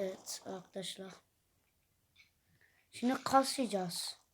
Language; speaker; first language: Turkish; early bilingual, heritage; Dutch